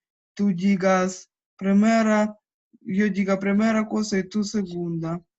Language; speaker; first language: Spanish; non-native, learner; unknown